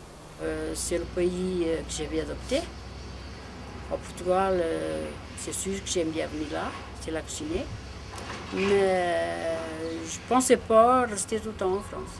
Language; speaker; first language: French; non-native, learner; Portuguese